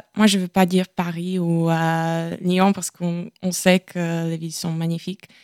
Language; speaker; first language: French; non-native, learner; Latvian